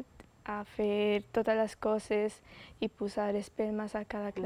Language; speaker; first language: Catalan; early bilingual, other home language; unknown